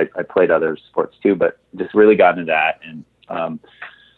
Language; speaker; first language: English; native; English